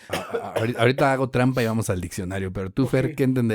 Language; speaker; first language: Spanish; native; Spanish